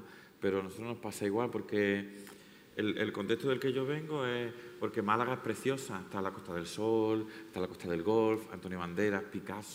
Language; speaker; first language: Spanish; native; Spanish